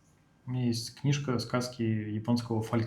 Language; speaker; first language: Russian; native; Russian